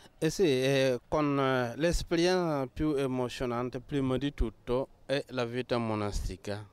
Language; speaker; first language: Italian; non-native, fluent; Mossi